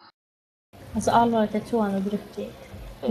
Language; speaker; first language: Swedish; native; Swedish